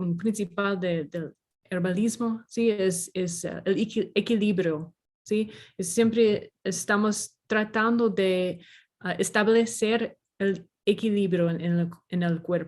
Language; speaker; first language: Spanish; non-native, learner; English